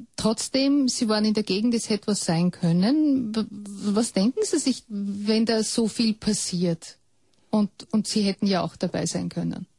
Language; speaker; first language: German; native; German